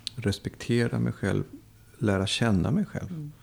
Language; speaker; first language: Swedish; native; Swedish